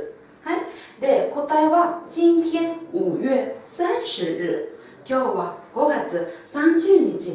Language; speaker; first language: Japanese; non-native, local second language; Chinese